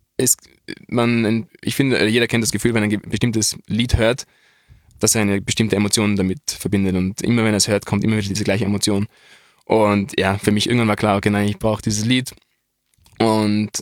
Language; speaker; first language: German; native; German